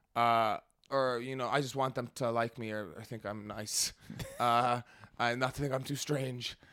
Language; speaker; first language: English; native; English